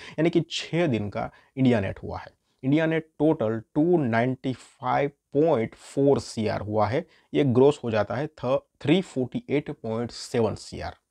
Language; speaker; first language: Hindi; non-native, local second language; Gujarati